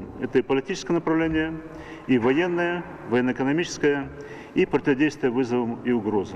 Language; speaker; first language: Russian; native; Russian